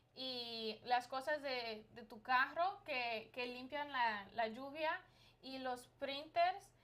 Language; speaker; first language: Spanish; early bilingual, other home language; English